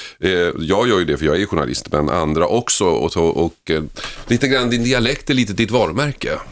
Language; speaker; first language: Swedish; native; Swedish